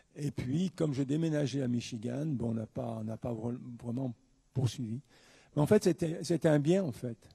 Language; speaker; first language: French; native; French